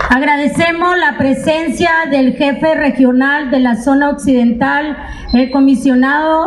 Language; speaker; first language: Spanish; native; Spanish